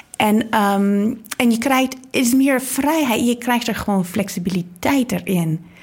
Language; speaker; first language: Dutch; non-native, fluent; English